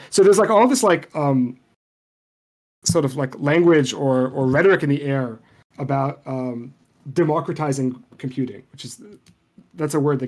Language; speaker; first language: English; non-native, fluent; Arabic